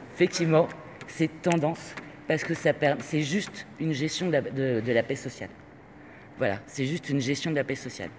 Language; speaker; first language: French; non-native, fluent; Spanish